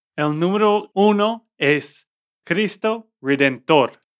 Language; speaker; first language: Spanish; non-native, fluent; English